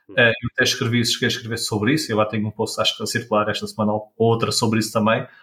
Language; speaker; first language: Portuguese; native; Portuguese